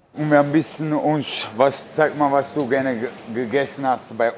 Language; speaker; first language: German; non-native, fluent; Italian